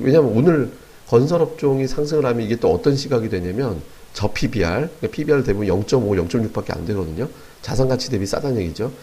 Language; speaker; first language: Korean; native; Korean